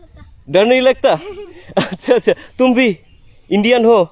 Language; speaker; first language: Hindi; non-native, learner; Bangla